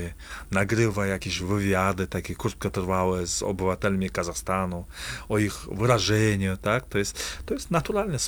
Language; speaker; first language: Polish; non-native, fluent; Kazakh